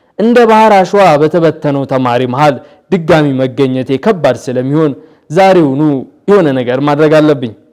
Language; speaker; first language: Amharic; native; Amharic